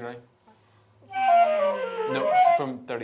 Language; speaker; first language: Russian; non-native, learner; English